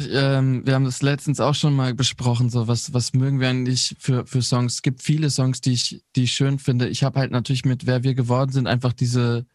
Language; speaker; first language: German; native; German